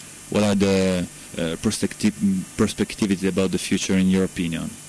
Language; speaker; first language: English; non-native, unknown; Italian